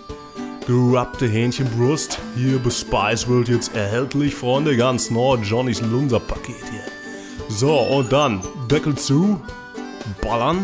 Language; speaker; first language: German; native; German